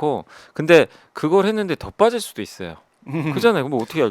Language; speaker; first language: Korean; native; Korean